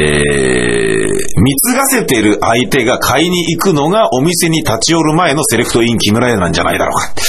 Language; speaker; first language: Japanese; native; Japanese